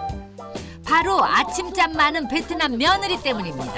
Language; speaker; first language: Korean; native; Korean